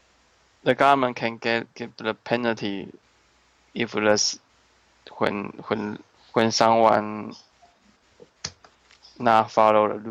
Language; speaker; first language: English; non-native, learner; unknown